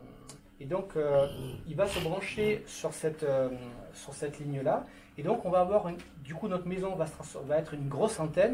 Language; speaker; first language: French; native; French